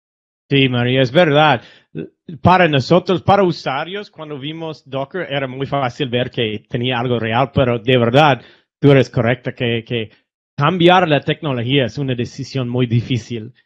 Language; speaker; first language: Spanish; non-native, fluent; English